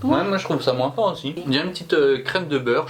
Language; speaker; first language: French; native; French